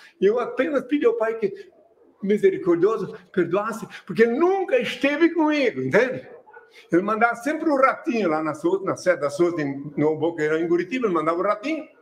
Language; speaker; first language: Portuguese; non-native, fluent; French